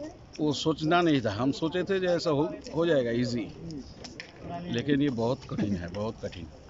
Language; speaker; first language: Hindi; non-native, local second language; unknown